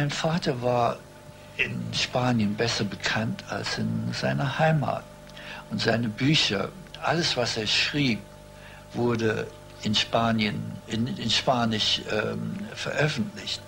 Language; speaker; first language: German; early bilingual, heritage; German